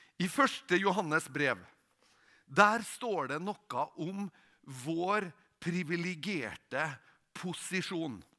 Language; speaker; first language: Norwegian; native; Norwegian